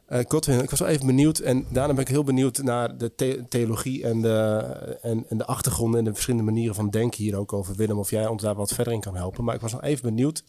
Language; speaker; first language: Dutch; native; Dutch